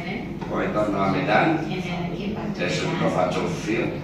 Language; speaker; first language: Italian; non-native, learner; Indonesian